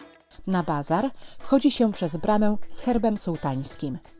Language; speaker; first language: Polish; native; Polish